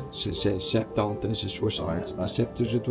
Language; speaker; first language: French; non-native, local second language; Dutch